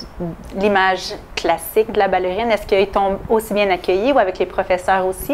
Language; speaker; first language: French; native; French